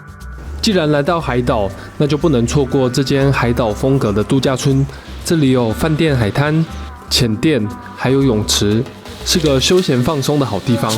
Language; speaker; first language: Chinese; native; Chinese